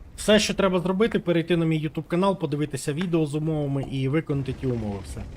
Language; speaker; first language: Ukrainian; non-native, local second language; Russian